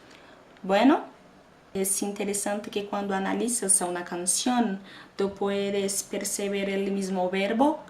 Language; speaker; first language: Spanish; non-native, fluent; Portuguese